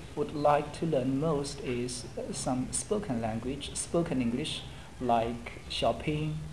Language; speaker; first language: English; non-native, fluent; Chinese